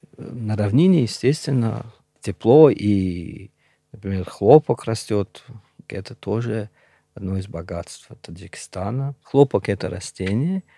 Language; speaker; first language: Russian; non-native, local second language; Shughni